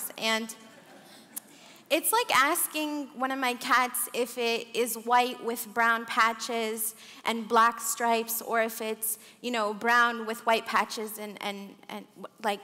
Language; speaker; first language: English; early bilingual, other home language; Arabic